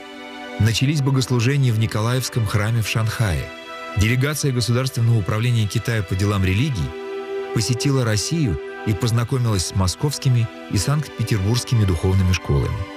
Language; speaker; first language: Russian; native; Russian